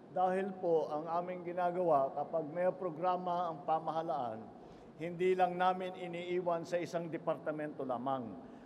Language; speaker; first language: Filipino; native; Filipino